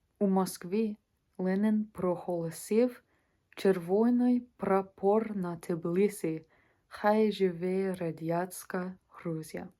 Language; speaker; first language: Ukrainian; non-native, learner; English